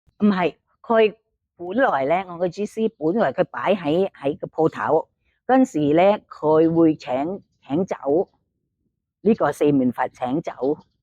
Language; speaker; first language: Cantonese; non-native, learner; Thai